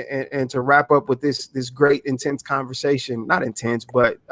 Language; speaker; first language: English; native; English